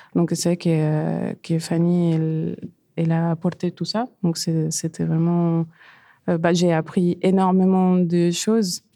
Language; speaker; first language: French; non-native, fluent; Spanish